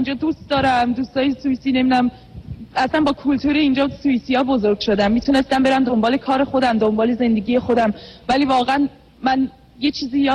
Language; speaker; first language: Persian; non-native, fluent; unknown